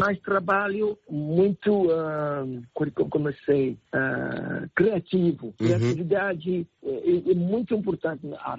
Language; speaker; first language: Portuguese; non-native, learner; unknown